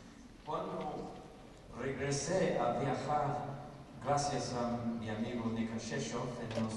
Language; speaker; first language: Spanish; non-native, fluent; English